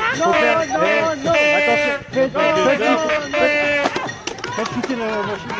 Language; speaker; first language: French; native; French